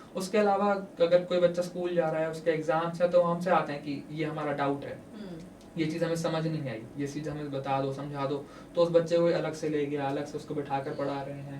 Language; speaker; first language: Hindi; native; Hindi